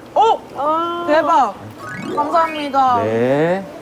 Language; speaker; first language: Korean; non-native, fluent; Finnish